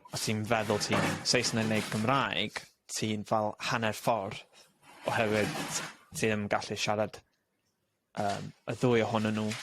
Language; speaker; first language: Welsh; non-native, local second language; English